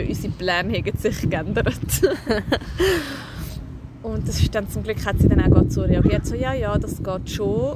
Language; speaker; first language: German; native; German